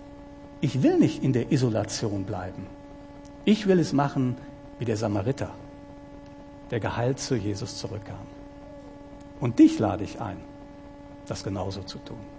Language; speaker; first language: German; native; German